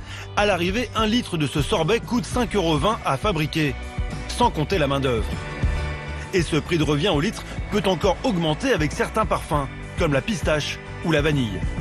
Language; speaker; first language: French; native; French